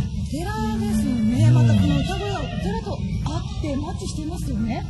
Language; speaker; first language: Japanese; native; Japanese